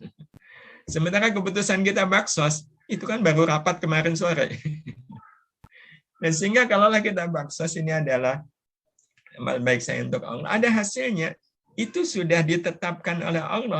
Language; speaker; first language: Indonesian; native; Indonesian